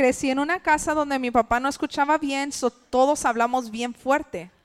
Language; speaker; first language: Spanish; early bilingual, heritage; English